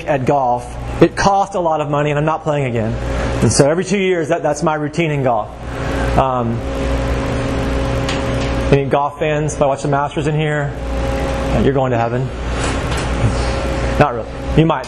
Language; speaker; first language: English; native; English